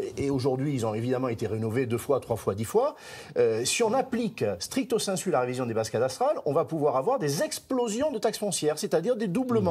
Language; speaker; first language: French; native; French